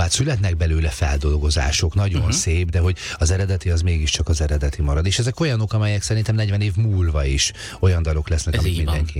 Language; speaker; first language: Hungarian; native; Hungarian